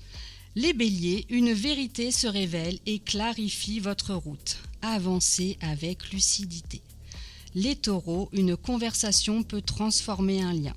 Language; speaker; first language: French; native; French